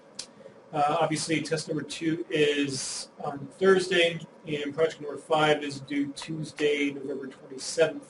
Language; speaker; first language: English; native; English